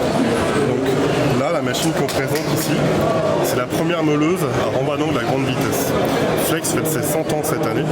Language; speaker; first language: French; native; French